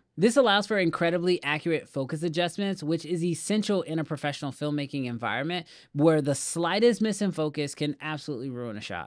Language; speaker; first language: English; native; English